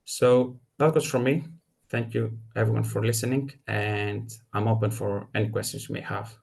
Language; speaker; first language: English; non-native, fluent; Greek